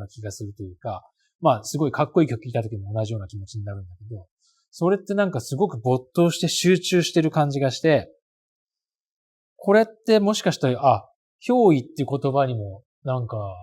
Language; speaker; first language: Japanese; native; Japanese